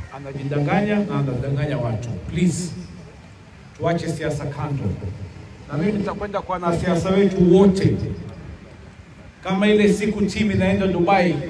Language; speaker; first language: Swahili; native; Swahili